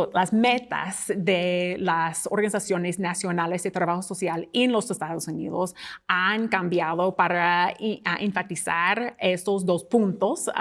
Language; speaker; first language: Spanish; non-native, fluent; English